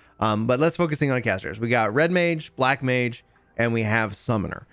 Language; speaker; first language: English; native; English